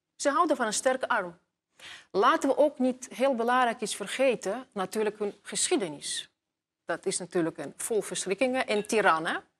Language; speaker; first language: Dutch; non-native, fluent; Russian